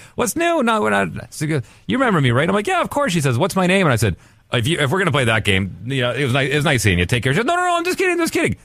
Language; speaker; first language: English; native; English